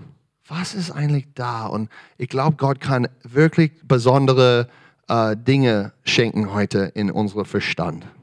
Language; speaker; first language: German; non-native, fluent; English